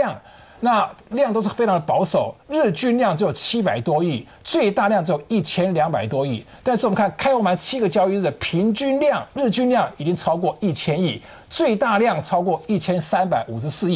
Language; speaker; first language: Chinese; native; Chinese